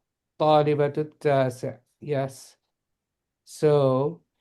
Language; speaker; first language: Arabic; non-native, fluent; English